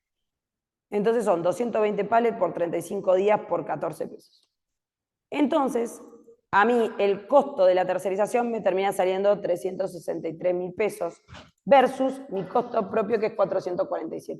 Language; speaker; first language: Spanish; native; Spanish